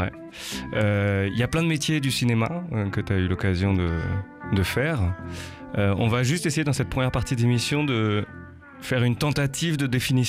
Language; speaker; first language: French; native; French